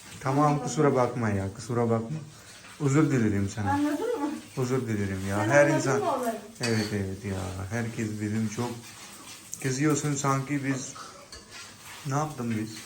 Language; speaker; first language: Turkish; non-native, learner; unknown